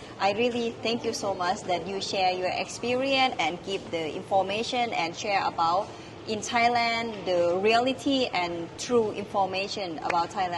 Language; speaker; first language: English; non-native, learner; Thai